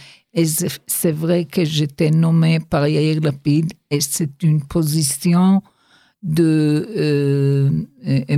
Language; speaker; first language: French; non-native, learner; Hebrew